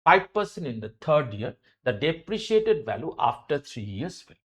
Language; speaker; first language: English; non-native, local second language; Bangla